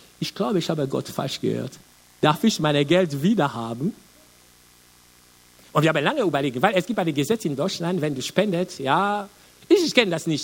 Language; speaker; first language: German; non-native, learner; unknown